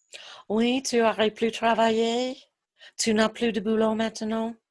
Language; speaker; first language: French; non-native, fluent; English